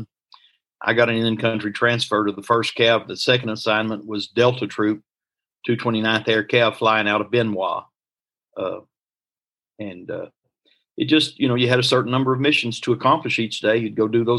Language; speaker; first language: English; native; English